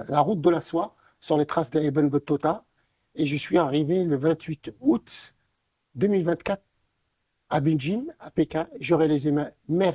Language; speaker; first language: French; non-native, local second language; Arabic